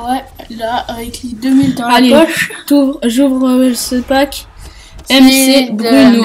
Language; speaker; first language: French; native; French